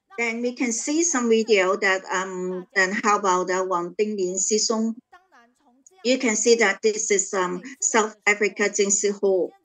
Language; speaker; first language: English; non-native, learner; Chinese